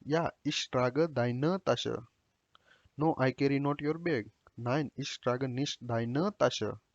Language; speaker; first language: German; non-native, learner; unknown